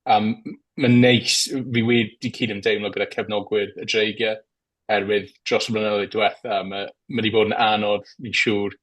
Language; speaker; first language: Welsh; native; Welsh